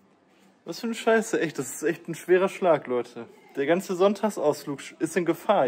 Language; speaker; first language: German; native; German